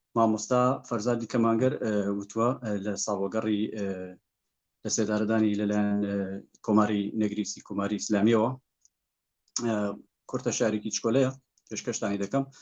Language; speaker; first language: Central Kurdish; non-native, local second language; Gurani